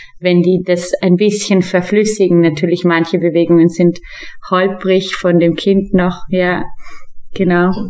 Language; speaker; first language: German; native; German